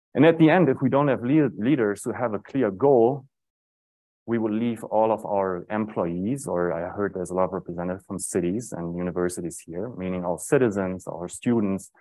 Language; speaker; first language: English; non-native, fluent; German